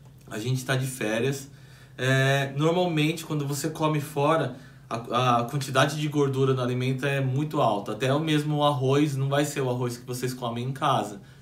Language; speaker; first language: Portuguese; native; Portuguese